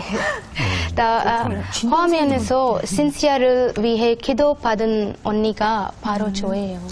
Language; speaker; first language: Korean; non-native, learner; Urdu